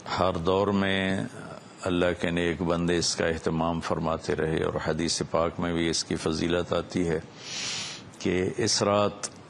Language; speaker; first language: Urdu; non-native, local second language; Punjabi